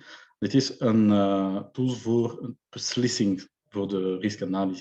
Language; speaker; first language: Dutch; non-native, local second language; French